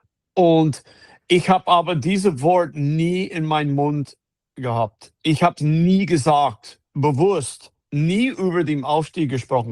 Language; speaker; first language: German; non-native, fluent; English